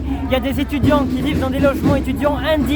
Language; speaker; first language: French; native; French